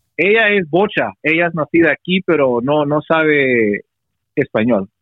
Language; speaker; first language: Spanish; early bilingual, heritage; Spanish